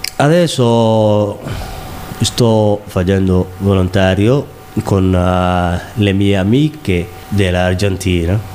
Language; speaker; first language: Italian; non-native, learner; Somali